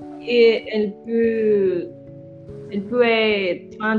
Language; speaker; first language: French; non-native, learner; Spanish